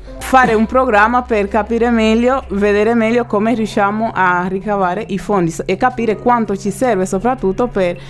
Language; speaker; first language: Italian; non-native, fluent; Spanish